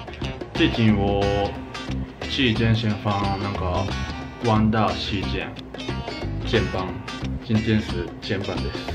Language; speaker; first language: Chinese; non-native, learner; Japanese